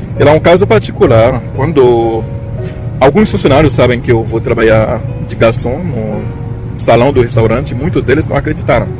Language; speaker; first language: Portuguese; non-native, fluent; Haitian Creole